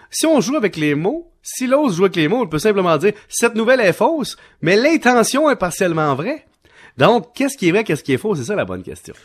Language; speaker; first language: French; native; French